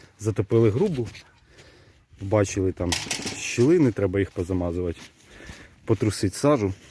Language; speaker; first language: Ukrainian; native; Ukrainian